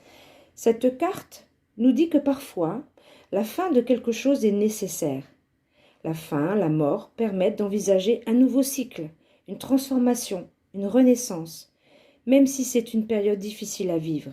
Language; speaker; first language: French; native; French